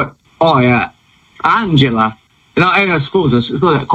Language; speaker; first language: Italian; non-native, learner; English